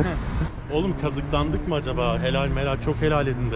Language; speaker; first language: Turkish; native; Turkish